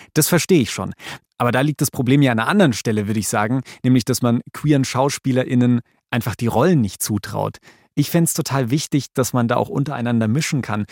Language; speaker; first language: German; native; German